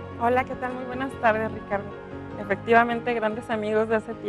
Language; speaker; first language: Spanish; native; Spanish